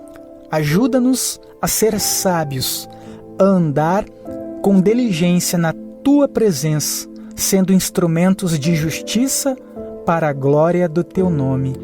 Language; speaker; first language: Portuguese; native; Portuguese